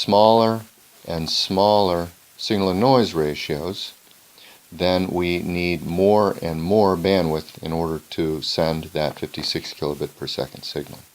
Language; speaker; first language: English; native; English